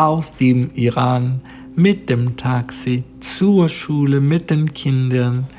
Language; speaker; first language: German; non-native, fluent; Portuguese